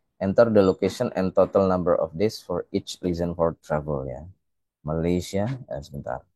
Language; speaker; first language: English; non-native, fluent; Indonesian